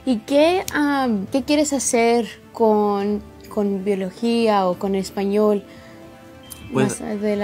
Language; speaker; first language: Spanish; early bilingual, heritage; Spanish